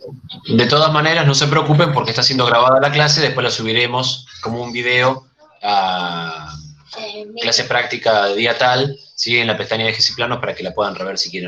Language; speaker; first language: Spanish; native; Spanish